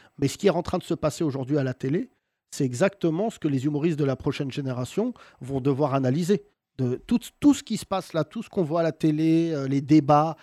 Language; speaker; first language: French; native; French